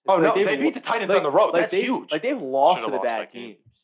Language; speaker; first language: English; native; English